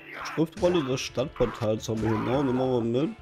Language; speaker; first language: German; native; German